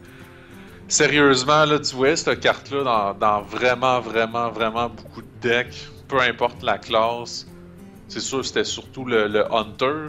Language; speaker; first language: French; native; French